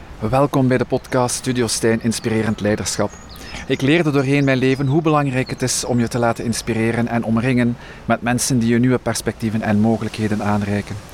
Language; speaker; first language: Dutch; native; Dutch